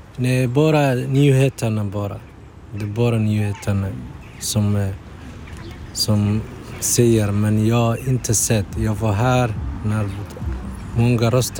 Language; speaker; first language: Swedish; non-native, fluent; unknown